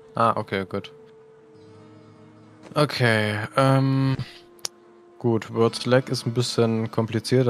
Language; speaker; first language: German; native; German